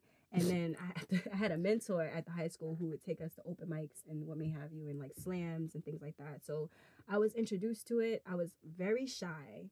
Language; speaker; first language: English; native; English